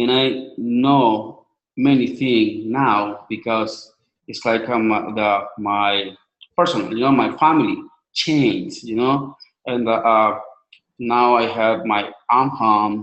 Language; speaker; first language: English; non-native, learner; Spanish